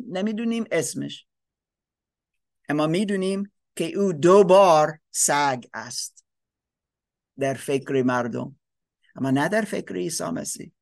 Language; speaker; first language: Persian; non-native, learner; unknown